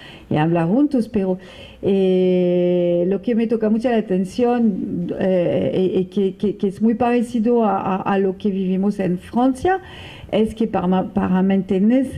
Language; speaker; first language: Spanish; non-native, fluent; French